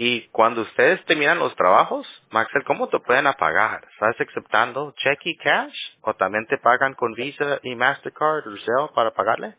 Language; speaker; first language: Spanish; early bilingual, heritage; Spanish